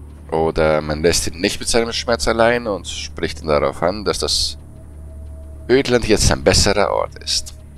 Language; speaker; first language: German; native; German